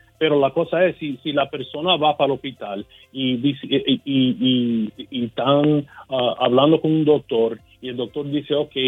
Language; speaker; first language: Spanish; early bilingual, heritage; Spanish